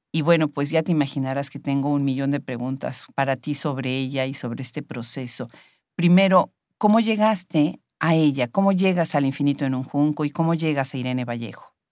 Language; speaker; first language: Spanish; native; Spanish